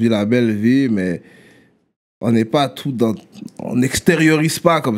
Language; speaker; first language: French; native; French